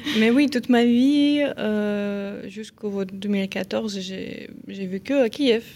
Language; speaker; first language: French; non-native, fluent; Ukrainian